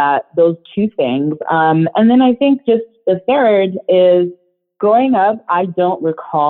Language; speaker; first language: English; non-native, local second language; Shona